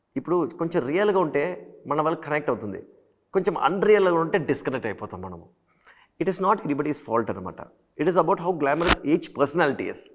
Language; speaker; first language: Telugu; native; Telugu